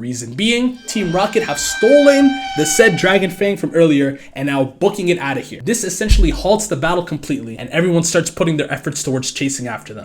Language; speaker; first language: English; native; English